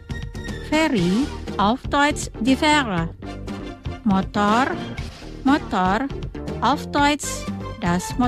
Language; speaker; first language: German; non-native, fluent; Indonesian